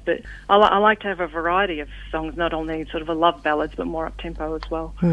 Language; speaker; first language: English; early bilingual, other home language; Macedonian